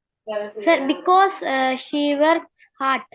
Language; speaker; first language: English; non-native, learner; Tamil